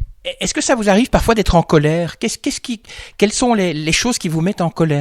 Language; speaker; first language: French; native; French